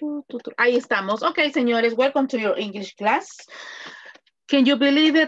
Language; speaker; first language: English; non-native, fluent; Spanish